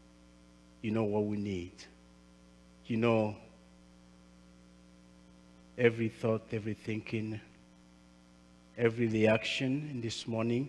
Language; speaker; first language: English; non-native, local second language; Kinyarwanda